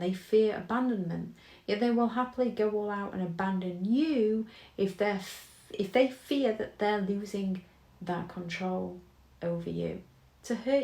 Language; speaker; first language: English; native; English